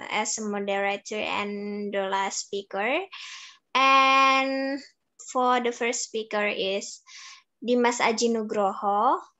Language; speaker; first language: English; non-native, learner; Indonesian